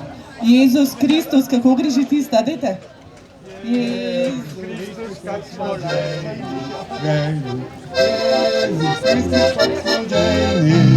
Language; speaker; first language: Slovenian; native; Slovenian